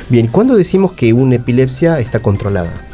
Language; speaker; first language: Spanish; native; Spanish